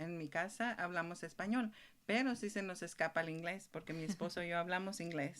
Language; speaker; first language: Spanish; early bilingual, heritage; Spanish